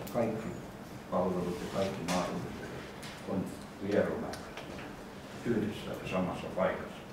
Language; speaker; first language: Finnish; native; Finnish